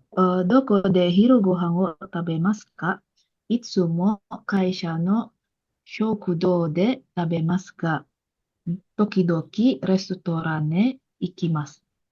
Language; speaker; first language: Japanese; non-native, learner; Indonesian